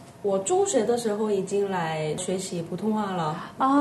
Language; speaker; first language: Chinese; non-native, fluent; Korean